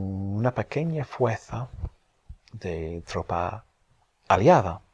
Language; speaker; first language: Spanish; non-native, fluent; English